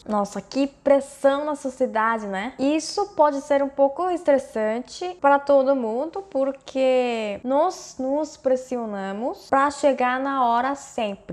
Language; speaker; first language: Portuguese; non-native, fluent; Korean